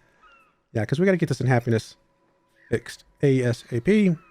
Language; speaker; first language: English; native; English